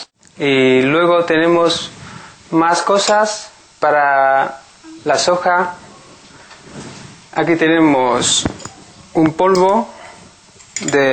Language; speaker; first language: Spanish; non-native, learner; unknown